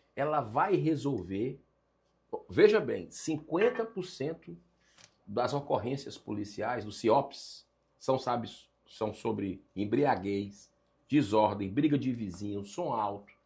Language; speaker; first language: Portuguese; native; Portuguese